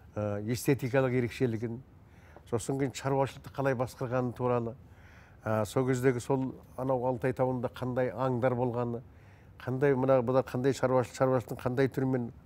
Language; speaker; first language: Kazakh; native; Kazakh